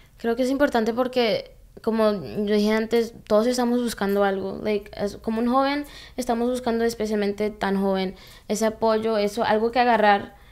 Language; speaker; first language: Spanish; early bilingual, heritage; Spanish